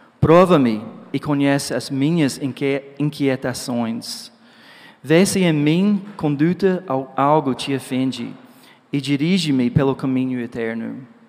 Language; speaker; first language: Portuguese; non-native, fluent; English